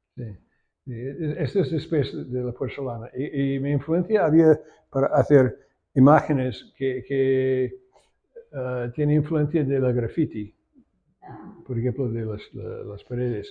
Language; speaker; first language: Spanish; non-native, learner; English